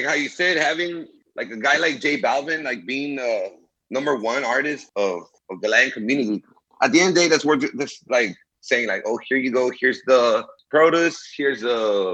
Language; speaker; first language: English; early bilingual, other home language; Spanish